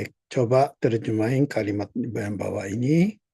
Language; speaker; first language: Indonesian; non-native, fluent; Japanese